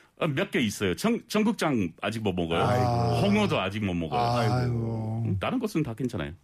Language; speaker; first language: Korean; non-native, learner; English